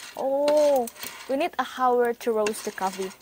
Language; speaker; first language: English; non-native, learner; Indonesian